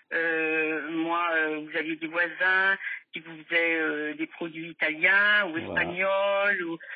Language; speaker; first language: French; native; French